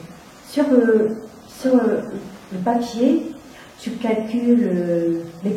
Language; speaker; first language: French; non-native, fluent; Korean